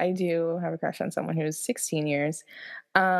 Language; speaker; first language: English; non-native, fluent; Haitian Creole